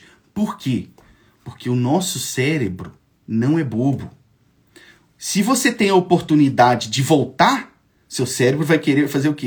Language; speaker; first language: Portuguese; native; Portuguese